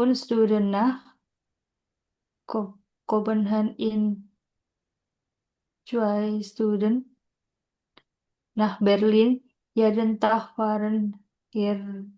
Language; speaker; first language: German; non-native, learner; Indonesian